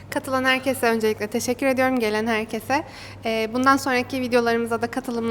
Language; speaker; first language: Turkish; native; Turkish